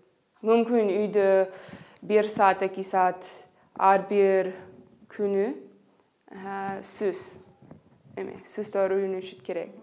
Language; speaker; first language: Kyrgyz; non-native, learner; English